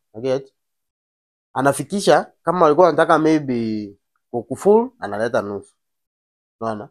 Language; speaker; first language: Swahili; native; Swahili